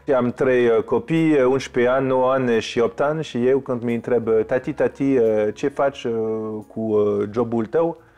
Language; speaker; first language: Romanian; non-native, fluent; French